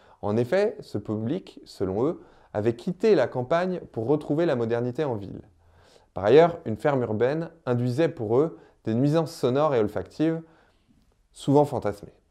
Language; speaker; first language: French; native; French